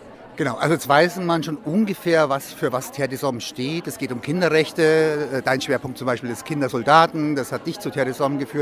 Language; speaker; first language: German; native; German